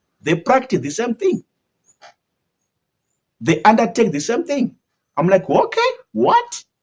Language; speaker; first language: English; non-native, local second language; Shona